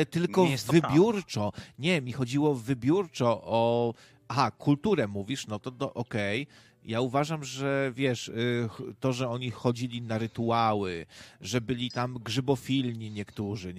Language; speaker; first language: Polish; native; Polish